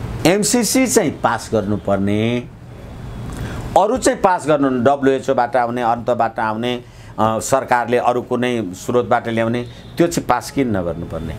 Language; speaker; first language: Nepali; native; Nepali